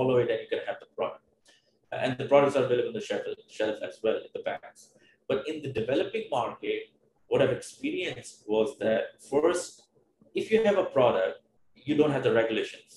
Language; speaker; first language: English; non-native, local second language; Urdu